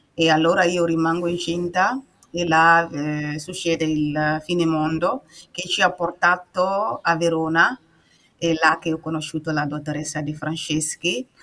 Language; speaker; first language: Italian; non-native, fluent; Mossi